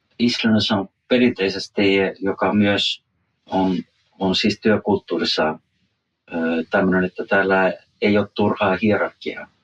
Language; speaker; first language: Finnish; early bilingual, heritage; Finnish